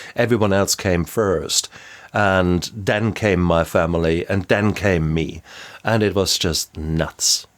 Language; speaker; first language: English; non-native, fluent; German